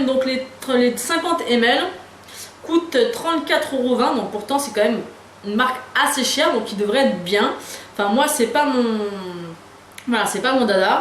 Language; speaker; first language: French; native; French